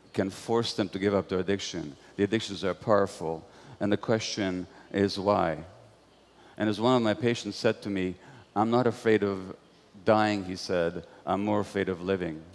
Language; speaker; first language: English; non-native, fluent; Hungarian